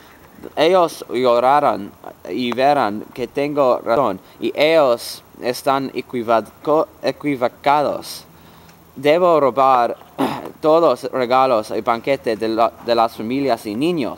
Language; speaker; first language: Spanish; non-native, learner; English